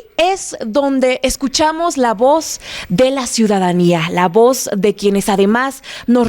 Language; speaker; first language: Spanish; native; Spanish